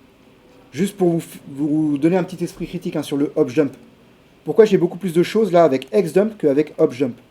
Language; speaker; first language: French; native; French